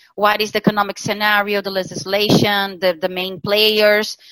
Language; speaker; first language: English; non-native, fluent; Portuguese